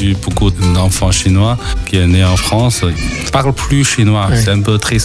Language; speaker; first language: French; non-native, fluent; Chinese